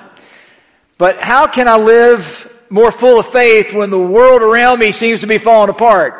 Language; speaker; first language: English; native; English